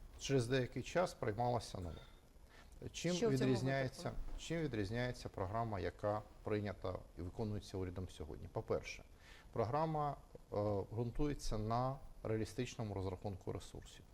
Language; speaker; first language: Ukrainian; native; Ukrainian